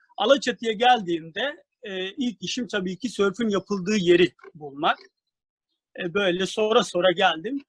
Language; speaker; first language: Turkish; native; Turkish